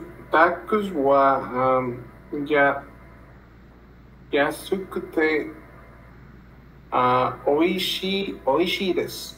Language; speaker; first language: Japanese; non-native, learner; Spanish